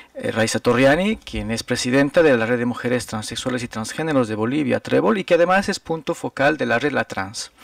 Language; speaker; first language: Spanish; native; Spanish